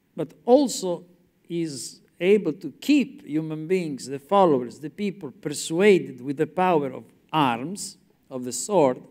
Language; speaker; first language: English; non-native, fluent; Italian